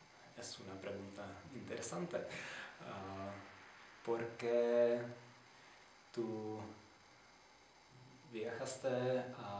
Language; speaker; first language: Spanish; non-native, learner; Czech